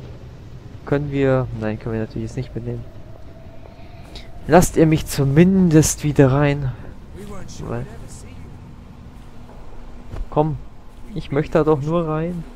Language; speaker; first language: German; native; German